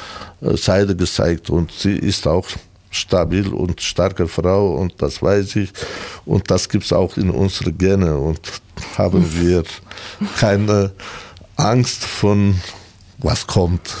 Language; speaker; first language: German; non-native, learner; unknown